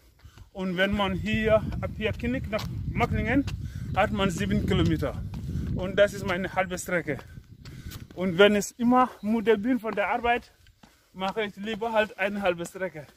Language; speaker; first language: German; non-native, learner; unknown